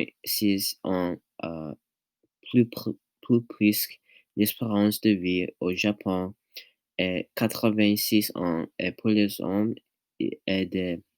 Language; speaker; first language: French; non-native, learner; English